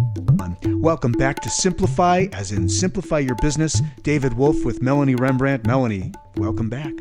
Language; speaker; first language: English; native; English